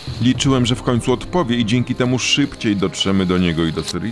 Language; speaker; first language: Polish; native; Polish